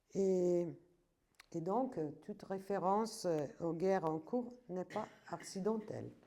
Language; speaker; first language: French; non-native, fluent; Italian